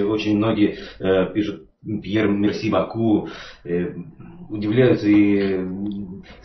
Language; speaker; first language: Russian; native; Russian